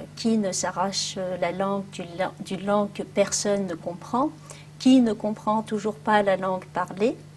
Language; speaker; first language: French; early bilingual, other home language; Arabic